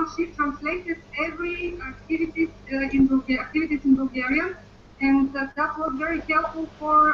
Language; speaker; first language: English; non-native, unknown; Bulgarian